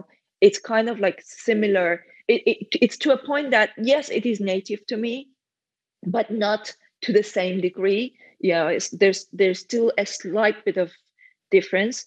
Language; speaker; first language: English; non-native, fluent; Persian